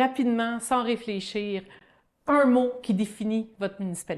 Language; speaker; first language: French; native; French